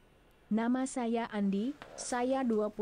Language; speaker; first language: Indonesian; non-native, learner; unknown